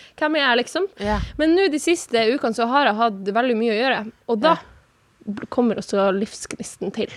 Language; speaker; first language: Norwegian; non-native, local second language; Northern Sami